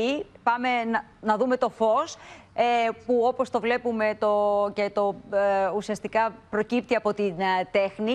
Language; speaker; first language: Greek; native; Greek